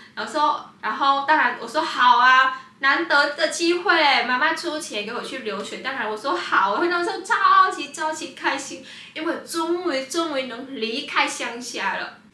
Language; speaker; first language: Chinese; non-native, fluent; Vietnamese